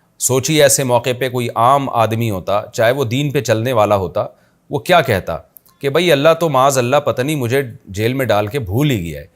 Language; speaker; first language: Urdu; native; Urdu